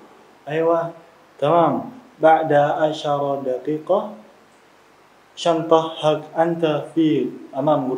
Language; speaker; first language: Arabic; non-native, learner; Indonesian